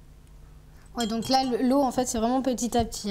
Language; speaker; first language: French; native; French